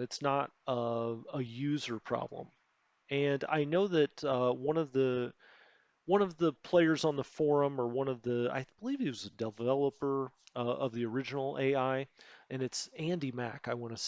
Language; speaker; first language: English; native; English